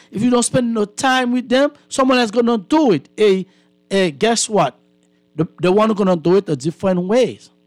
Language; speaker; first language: English; non-native, fluent; Haitian Creole